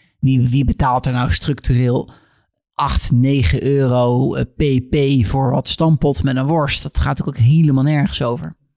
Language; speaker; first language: Dutch; native; Dutch